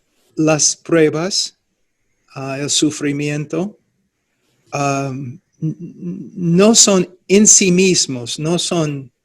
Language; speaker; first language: Spanish; non-native, fluent; English